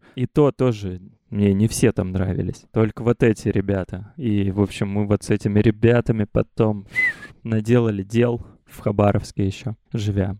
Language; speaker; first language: Russian; native; Russian